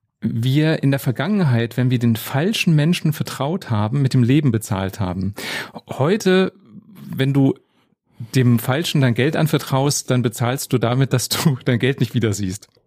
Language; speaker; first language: German; native; German